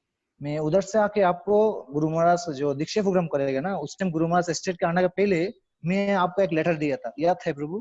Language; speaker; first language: Hindi; non-native, learner; Bangla